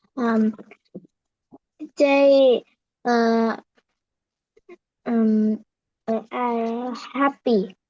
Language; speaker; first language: English; non-native, learner; Vietnamese